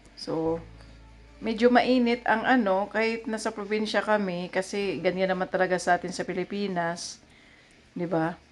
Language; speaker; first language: Filipino; non-native, local second language; Cebuano